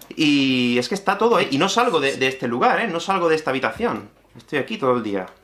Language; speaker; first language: Spanish; native; Spanish